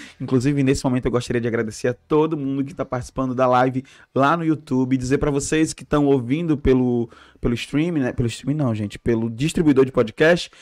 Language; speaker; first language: Portuguese; native; Portuguese